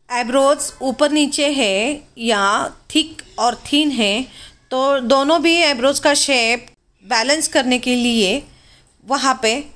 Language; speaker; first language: Hindi; non-native, local second language; Marathi